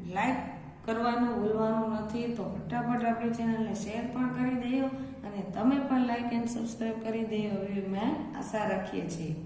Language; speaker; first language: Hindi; non-native, local second language; Gujarati